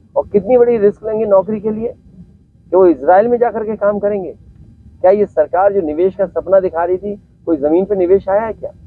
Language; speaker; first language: Hindi; native; Hindi